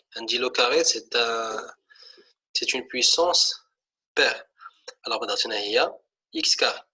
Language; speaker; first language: French; non-native, local second language; Arabic